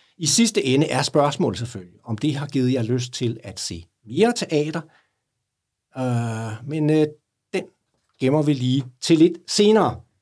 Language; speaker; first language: Danish; native; Danish